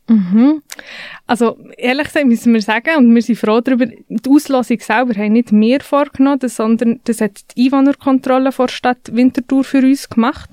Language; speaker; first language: German; native; German